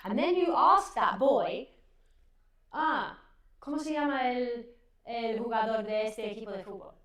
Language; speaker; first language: Spanish; non-native, fluent; English